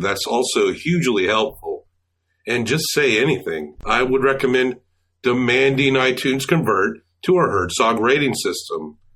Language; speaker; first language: English; native; English